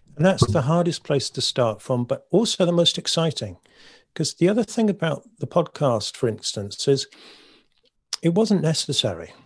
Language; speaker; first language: English; native; English